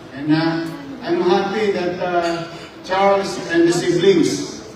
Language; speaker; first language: English; non-native, local second language; Filipino